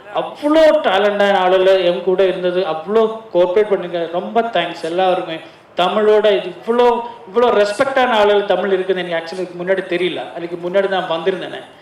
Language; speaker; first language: Tamil; non-native, learner; Malayalam